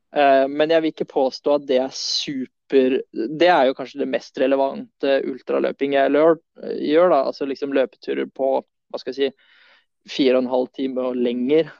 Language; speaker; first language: Norwegian; early bilingual, other home language; Swedish